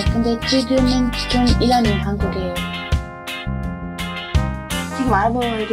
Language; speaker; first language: Korean; non-native, learner; Arabic